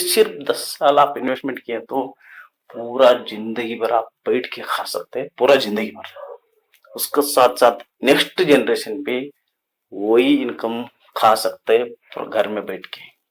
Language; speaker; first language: Hindi; non-native, local second language; Kannada